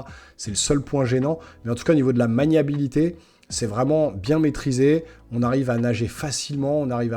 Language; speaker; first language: French; native; French